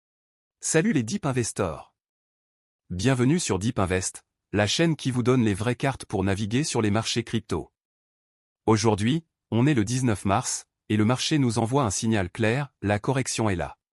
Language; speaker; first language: French; native; French